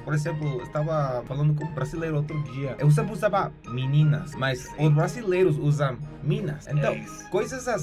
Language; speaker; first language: Portuguese; non-native, fluent; Spanish